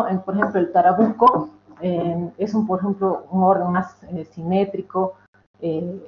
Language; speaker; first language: Spanish; native; Spanish